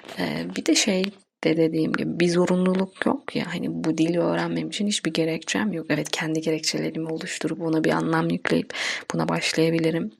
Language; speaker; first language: Turkish; non-native, local second language; Kurdish